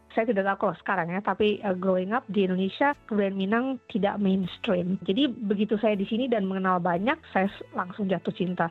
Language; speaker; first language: Indonesian; native; Indonesian